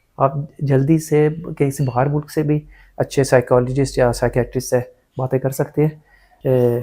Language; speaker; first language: Urdu; early bilingual, heritage; Urdu